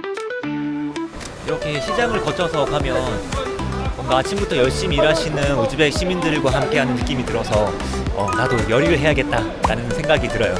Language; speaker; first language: Korean; native; Korean